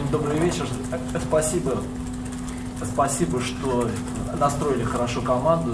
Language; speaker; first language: Russian; native; Russian